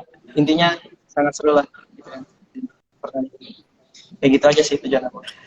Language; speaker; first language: Indonesian; native; Indonesian